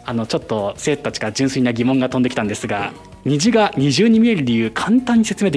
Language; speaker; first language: Japanese; native; Japanese